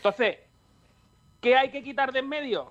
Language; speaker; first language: Spanish; native; Spanish